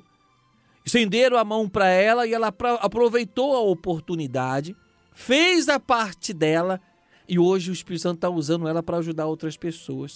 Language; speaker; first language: Portuguese; native; Portuguese